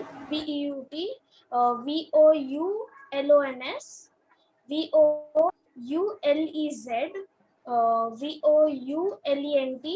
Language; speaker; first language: French; non-native, learner; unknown